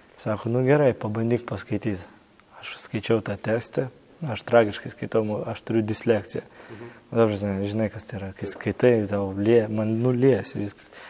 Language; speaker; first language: Lithuanian; native; Lithuanian